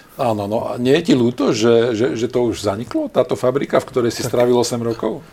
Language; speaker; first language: Slovak; native; Slovak